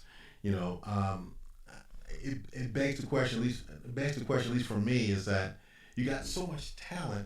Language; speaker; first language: English; native; English